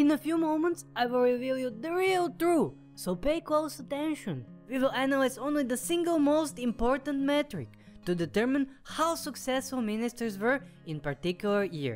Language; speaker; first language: English; non-native, fluent; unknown